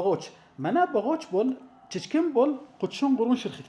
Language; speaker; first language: Mongolian; non-native, learner; Arabic